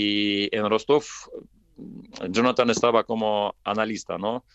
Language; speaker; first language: Spanish; non-native, fluent; Russian